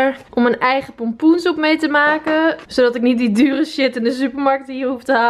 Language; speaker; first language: Dutch; native; Dutch